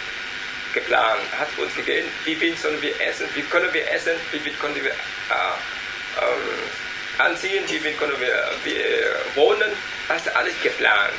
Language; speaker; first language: German; non-native, learner; Vietnamese